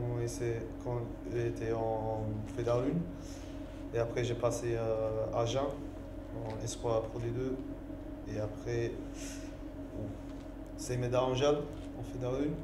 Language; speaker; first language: French; non-native, learner; English